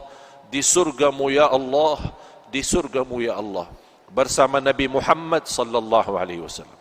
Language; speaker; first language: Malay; non-native, fluent; Arabic